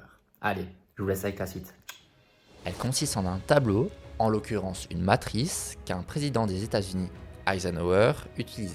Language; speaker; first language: French; native; French